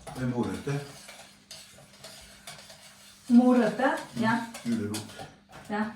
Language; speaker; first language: Swedish; non-native, learner; Thai